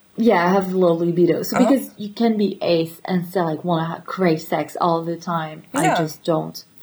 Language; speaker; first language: English; non-native, fluent; French